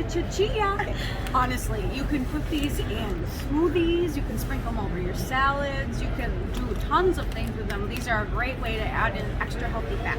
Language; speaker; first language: English; native; English